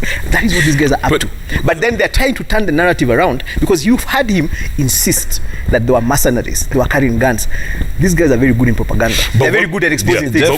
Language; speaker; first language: English; non-native, local second language; Kikuyu